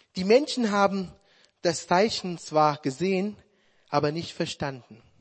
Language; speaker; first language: German; non-native, fluent; Sinhala